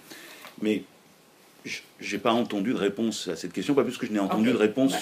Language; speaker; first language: French; native; French